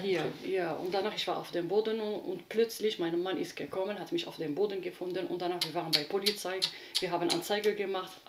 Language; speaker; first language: German; non-native, learner; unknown